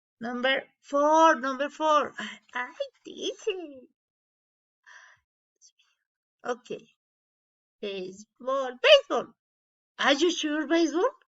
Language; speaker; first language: English; non-native, learner; Spanish